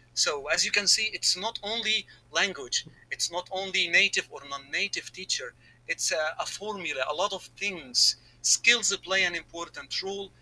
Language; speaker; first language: English; non-native, fluent; Arabic